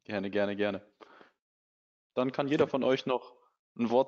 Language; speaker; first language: German; native; German